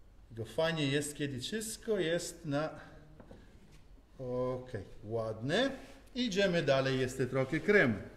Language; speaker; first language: Polish; non-native, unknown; Italian